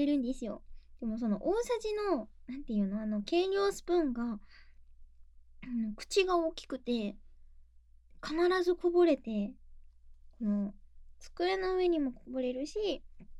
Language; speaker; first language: Japanese; native; Japanese